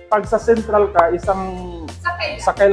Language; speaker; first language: Filipino; non-native, local second language; Cebuano